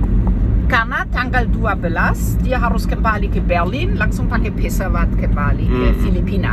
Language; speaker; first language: Indonesian; non-native, fluent; German